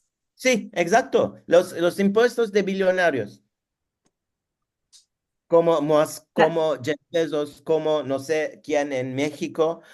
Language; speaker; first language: Spanish; non-native, learner; Turkish